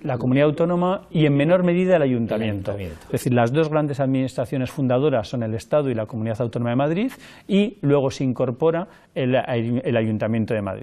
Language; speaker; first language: Spanish; native; Spanish